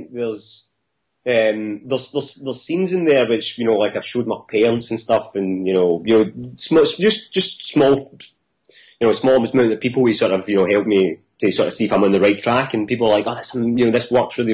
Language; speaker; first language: English; native; English